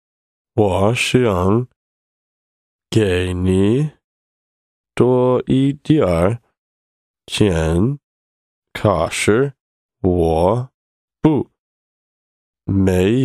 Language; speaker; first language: Chinese; non-native, learner; English